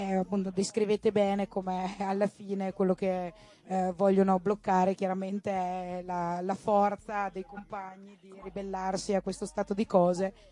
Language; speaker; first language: Italian; native; Italian